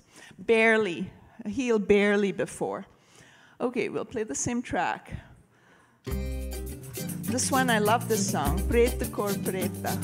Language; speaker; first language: English; native; English